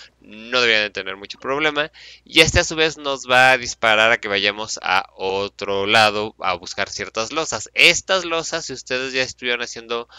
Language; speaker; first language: Spanish; native; Spanish